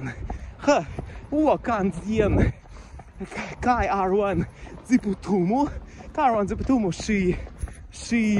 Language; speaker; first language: Chinese; non-native, learner; Russian